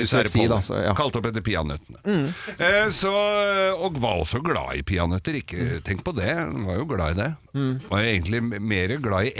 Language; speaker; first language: Norwegian; native; Norwegian